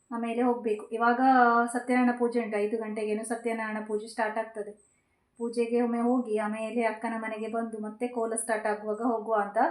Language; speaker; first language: Kannada; native; Kannada